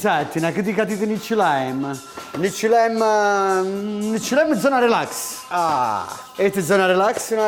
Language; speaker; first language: Russian; non-native, learner; Italian